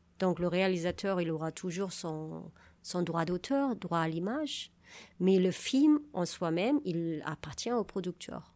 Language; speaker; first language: French; non-native, fluent; German